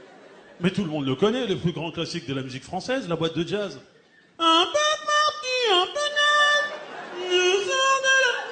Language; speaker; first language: French; early bilingual, other home language; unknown